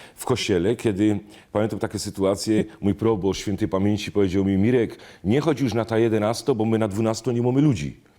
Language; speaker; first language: Polish; native; Polish